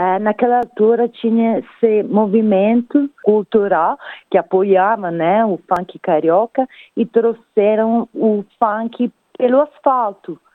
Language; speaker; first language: Portuguese; non-native, fluent; Italian